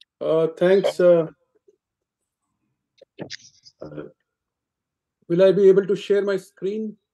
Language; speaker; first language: English; non-native, local second language; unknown